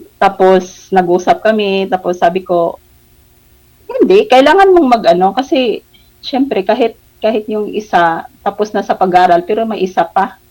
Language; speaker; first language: Filipino; non-native, local second language; Cebuano